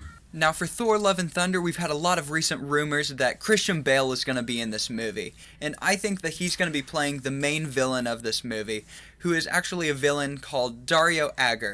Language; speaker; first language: English; native; English